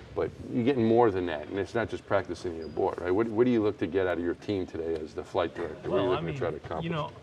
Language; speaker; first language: English; native; English